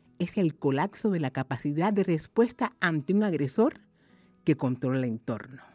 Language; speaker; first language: Spanish; native; Spanish